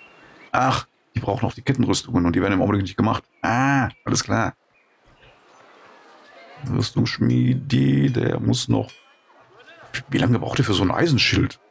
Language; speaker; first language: German; native; German